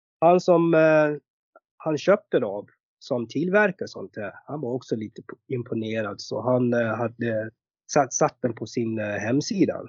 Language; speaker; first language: Swedish; non-native, fluent; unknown